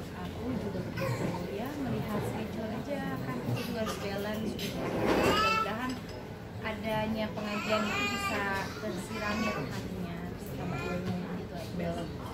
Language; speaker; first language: Indonesian; native; Indonesian